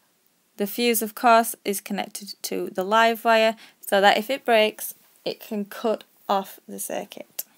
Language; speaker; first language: English; native; English